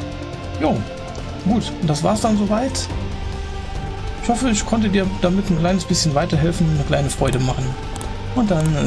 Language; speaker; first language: German; native; German